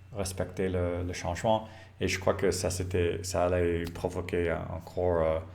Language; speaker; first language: French; non-native, fluent; English